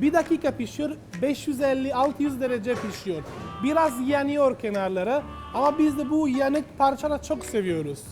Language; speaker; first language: Turkish; non-native, fluent; Italian